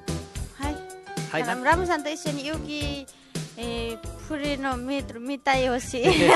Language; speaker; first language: Japanese; non-native, learner; Nepali